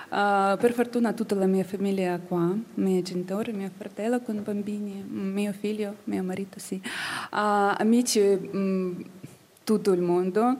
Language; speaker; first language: Italian; non-native, learner; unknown